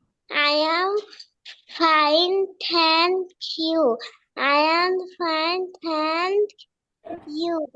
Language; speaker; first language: English; non-native, learner; Bangla